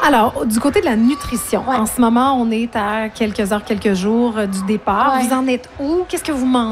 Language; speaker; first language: French; native; French